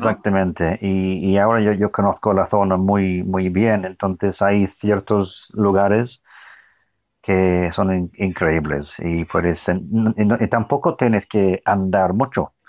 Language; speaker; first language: Spanish; non-native, fluent; English